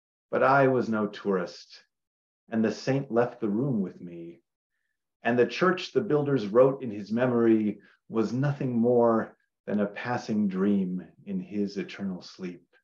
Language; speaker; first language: English; native; English